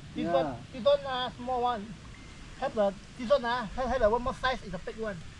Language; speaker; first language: English; non-native, local second language; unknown